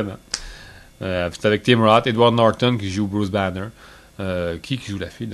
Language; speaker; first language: French; native; French